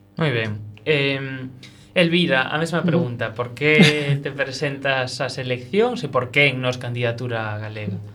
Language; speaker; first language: Galician; native; Galician